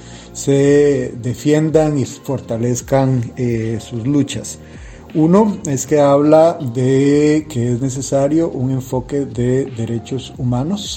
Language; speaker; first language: Spanish; native; Spanish